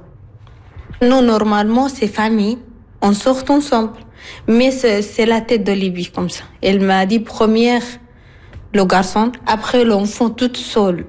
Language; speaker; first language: French; non-native, learner; Arabic